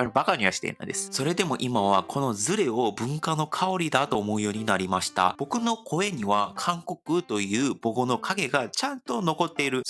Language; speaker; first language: Japanese; non-native, fluent; Korean